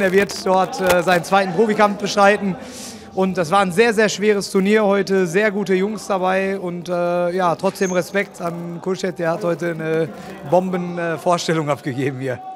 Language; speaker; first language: German; native; German